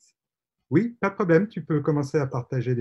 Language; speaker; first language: French; native; French